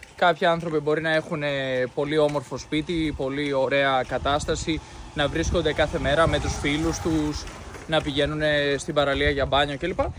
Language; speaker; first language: Greek; native; Greek